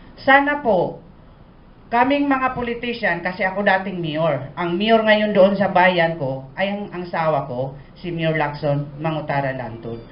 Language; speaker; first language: Filipino; non-native, local second language; Maranao